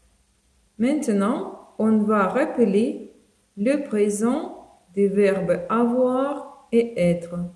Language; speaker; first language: French; non-native, fluent; Ukrainian